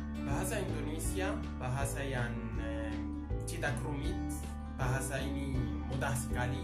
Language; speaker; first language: Indonesian; non-native, learner; Arabic